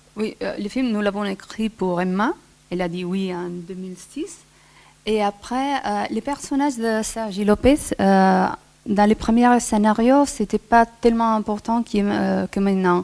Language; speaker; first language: French; non-native, fluent; Spanish